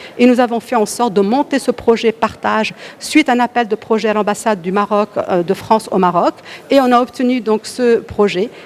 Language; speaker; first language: French; early bilingual, other home language; Arabic